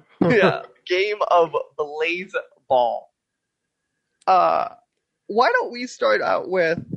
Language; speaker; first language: English; native; English